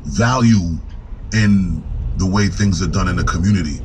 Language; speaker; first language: English; native; English